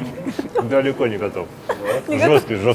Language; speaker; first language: Russian; native; Russian